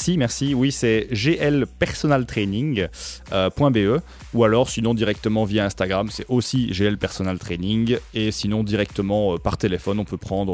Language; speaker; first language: French; native; French